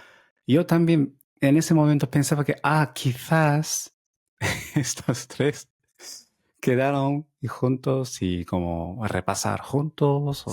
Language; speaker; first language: Spanish; non-native, fluent; Japanese